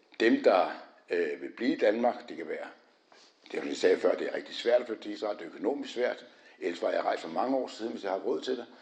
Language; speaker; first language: Danish; native; Danish